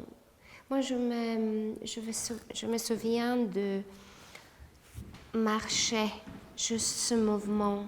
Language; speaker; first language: French; non-native, fluent; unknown